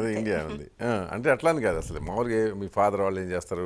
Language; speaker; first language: Telugu; native; Telugu